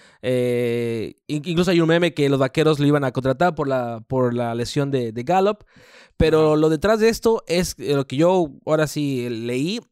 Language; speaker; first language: Spanish; early bilingual, heritage; Spanish